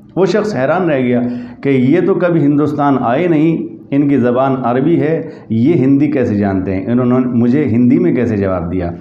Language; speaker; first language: Urdu; native; Urdu